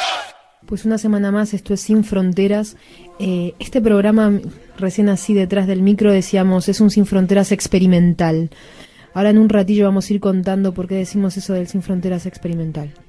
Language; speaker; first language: Spanish; native; Spanish